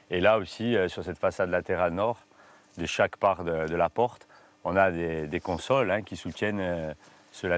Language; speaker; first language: French; native; French